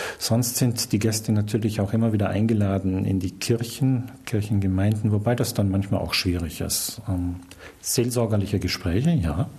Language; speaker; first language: German; native; German